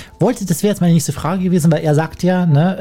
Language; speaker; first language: German; native; German